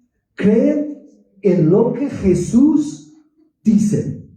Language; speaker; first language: Spanish; non-native, fluent; English